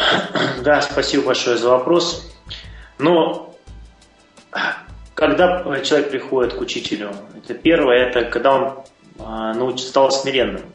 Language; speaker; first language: Russian; native; Russian